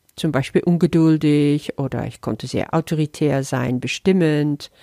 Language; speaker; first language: German; early bilingual, other home language; Dutch